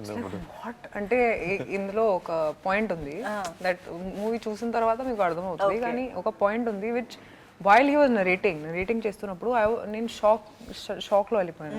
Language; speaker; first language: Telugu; non-native, local second language; Hindi